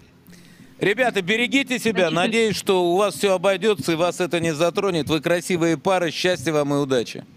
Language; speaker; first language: Russian; native; Russian